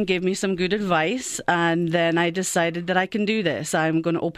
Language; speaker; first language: English; native; English